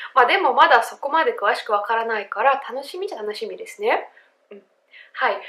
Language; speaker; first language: Japanese; non-native, fluent; Russian